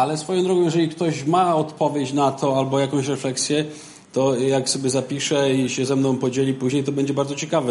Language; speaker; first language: Polish; native; Polish